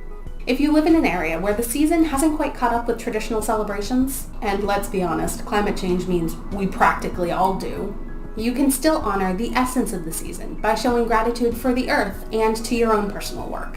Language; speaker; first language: English; native; English